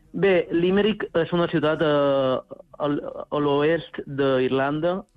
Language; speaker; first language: Catalan; native; Catalan